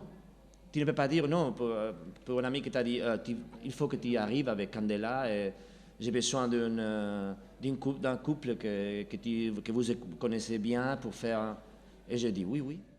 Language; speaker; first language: French; non-native, fluent; Spanish